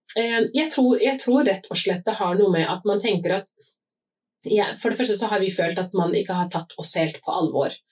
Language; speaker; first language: Norwegian; early bilingual, other home language; Somali